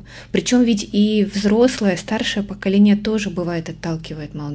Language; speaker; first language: Russian; native; Russian